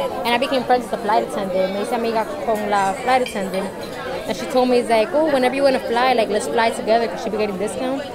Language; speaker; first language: English; early bilingual, other home language; Spanish